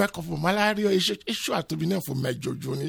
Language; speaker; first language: Hungarian; non-native, fluent; Yoruba